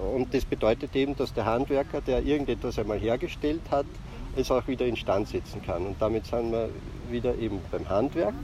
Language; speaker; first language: German; native; German